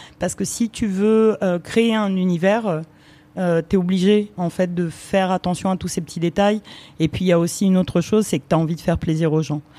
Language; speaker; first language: French; early bilingual, other home language; Romanian